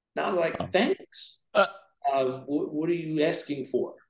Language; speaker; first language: English; native; English